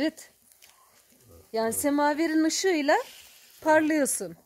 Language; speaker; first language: Turkish; native; Turkish